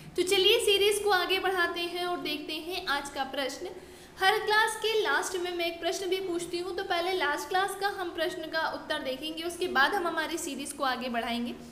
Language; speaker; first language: Hindi; native; Hindi